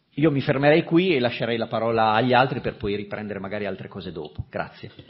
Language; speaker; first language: Italian; native; Italian